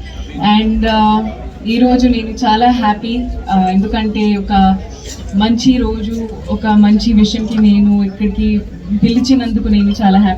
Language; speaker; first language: Telugu; non-native, fluent; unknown